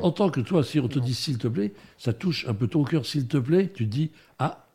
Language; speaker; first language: French; native; French